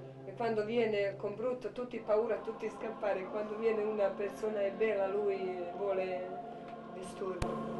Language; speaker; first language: Italian; non-native, learner; Croatian